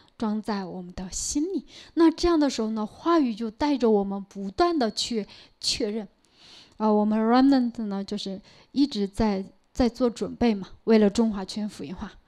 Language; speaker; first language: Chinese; non-native, local second language; Korean